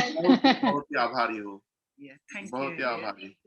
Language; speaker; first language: Hindi; non-native, local second language; Manipuri